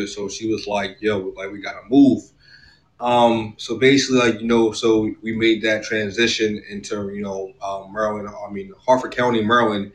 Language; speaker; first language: English; native; English